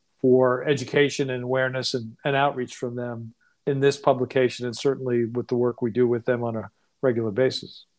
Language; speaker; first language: English; native; English